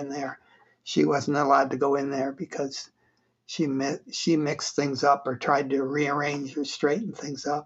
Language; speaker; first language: English; native; English